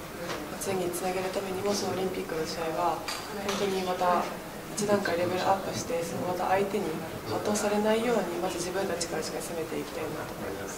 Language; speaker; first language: Japanese; native; Japanese